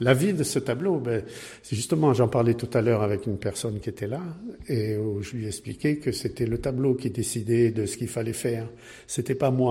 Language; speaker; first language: French; native; French